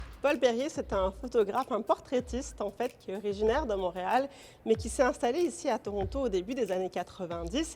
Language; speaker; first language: French; native; French